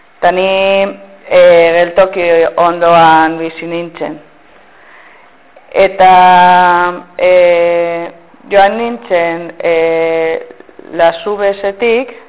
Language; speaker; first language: Basque; non-native, local second language; Spanish